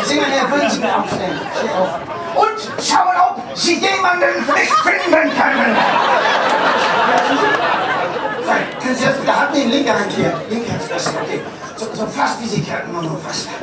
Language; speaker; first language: German; non-native, fluent; English